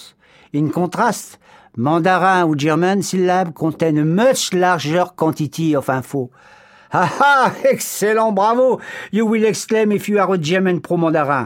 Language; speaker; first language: English; non-native, fluent; French